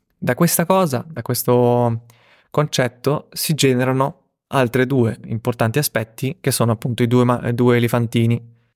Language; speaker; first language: Italian; early bilingual, other home language; Russian